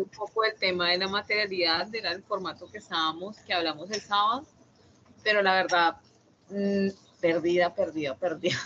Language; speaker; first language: Spanish; native; Spanish